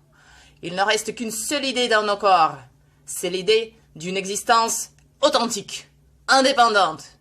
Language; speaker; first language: French; non-native, fluent; Russian